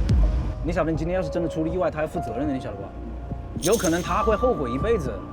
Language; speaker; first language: Chinese; native; Chinese